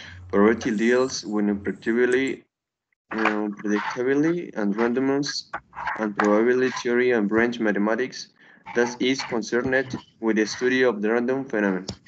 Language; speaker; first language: English; non-native, learner; Spanish